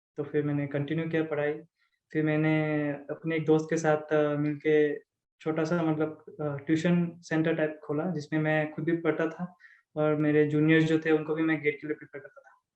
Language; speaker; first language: Hindi; non-native, local second language; Assamese